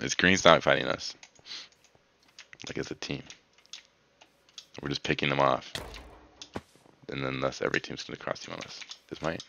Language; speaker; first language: English; native; English